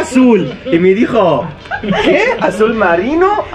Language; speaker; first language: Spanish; non-native, fluent; Arabic